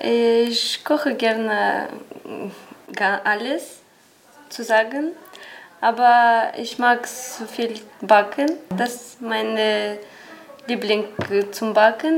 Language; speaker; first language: German; non-native, learner; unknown